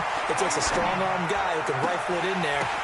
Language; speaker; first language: English; native; English